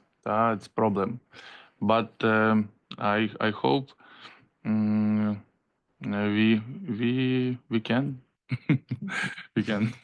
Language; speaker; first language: English; non-native, learner; Ukrainian